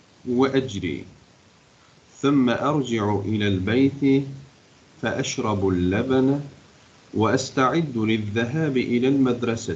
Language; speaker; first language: Arabic; non-native, fluent; Turkish